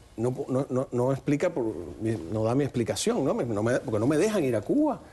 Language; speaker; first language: Spanish; native; Spanish